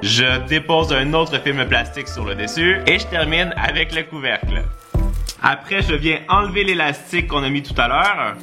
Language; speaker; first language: French; native; French